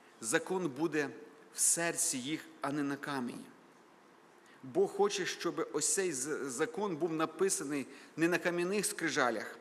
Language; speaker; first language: Ukrainian; native; Ukrainian